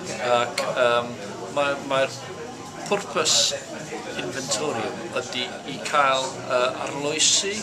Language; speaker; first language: Welsh; non-native, fluent; English